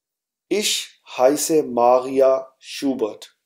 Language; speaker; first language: German; non-native, fluent; Urdu